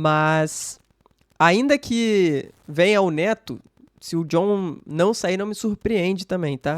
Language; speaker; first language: Portuguese; native; Portuguese